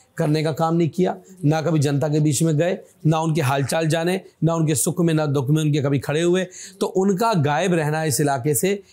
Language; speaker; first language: Hindi; native; Hindi